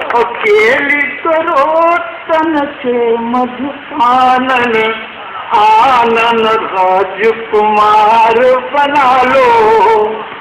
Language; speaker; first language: Hindi; native; Hindi